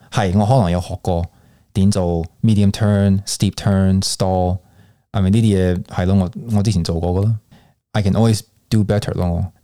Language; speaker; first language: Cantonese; early bilingual, heritage; Cantonese